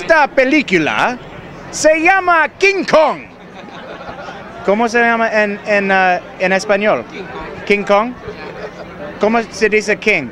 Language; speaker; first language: Spanish; non-native, learner; English